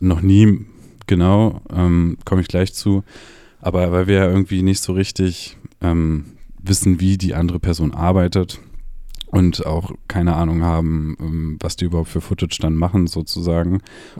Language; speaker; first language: German; native; German